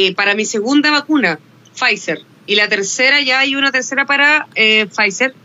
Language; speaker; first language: Spanish; native; Spanish